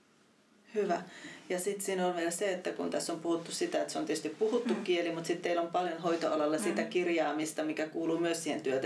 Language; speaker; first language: Finnish; native; Finnish